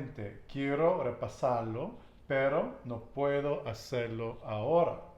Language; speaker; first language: Spanish; non-native, fluent; English